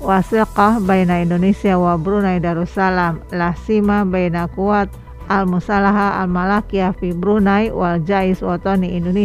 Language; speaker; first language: Arabic; non-native, fluent; Indonesian